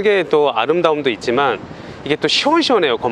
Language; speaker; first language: Korean; native; Korean